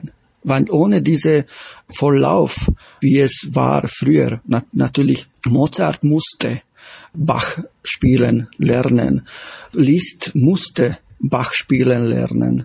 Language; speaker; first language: German; non-native, fluent; Slovak